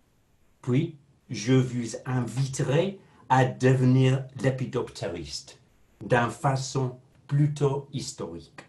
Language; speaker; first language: French; non-native, fluent; English